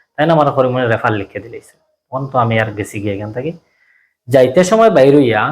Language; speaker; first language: Bangla; native; Bangla